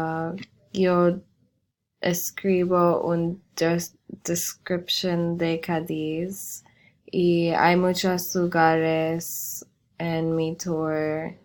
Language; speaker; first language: Spanish; non-native, learner; English